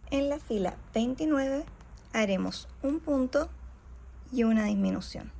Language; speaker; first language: Spanish; native; Spanish